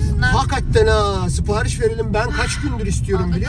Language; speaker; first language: Turkish; native; Turkish